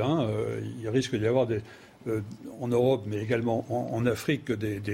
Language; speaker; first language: French; native; French